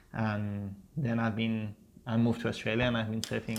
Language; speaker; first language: English; non-native, fluent; Spanish